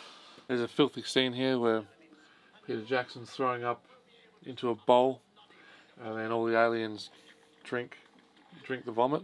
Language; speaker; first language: English; native; English